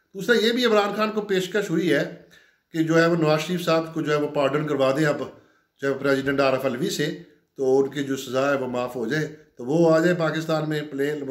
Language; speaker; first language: Urdu; non-native, local second language; Punjabi